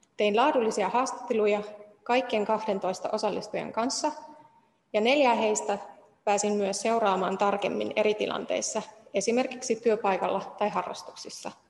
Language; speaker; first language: Finnish; non-native, fluent; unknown